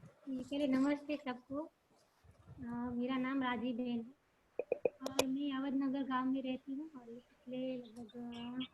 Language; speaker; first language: Hindi; non-native, local second language; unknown